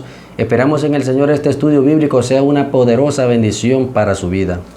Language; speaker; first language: Spanish; native; Spanish